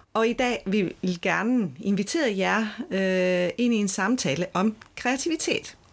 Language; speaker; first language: Danish; non-native, fluent; Italian